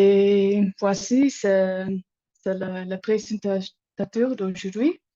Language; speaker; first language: French; non-native, learner; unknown